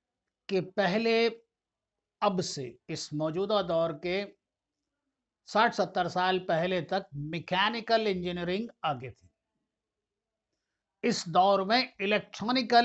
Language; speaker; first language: Urdu; native; Urdu